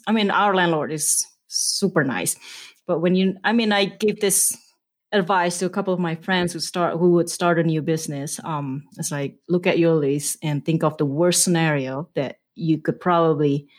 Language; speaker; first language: English; non-native, fluent; Indonesian